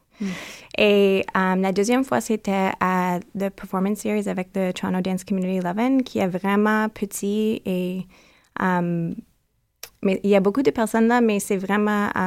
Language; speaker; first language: French; non-native, learner; English